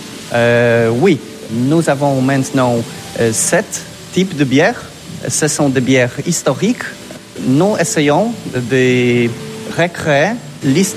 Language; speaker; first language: French; non-native, learner; Polish